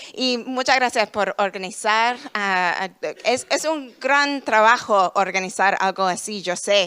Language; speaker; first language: Spanish; non-native, learner; English